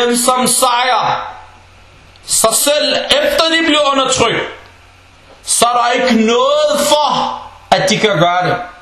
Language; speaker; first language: Danish; non-native, fluent; Arabic